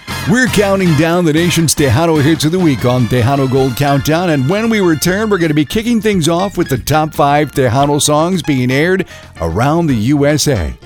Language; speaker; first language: English; early bilingual, other home language; Spanish